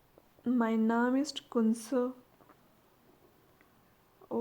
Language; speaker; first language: German; non-native, learner; Hindi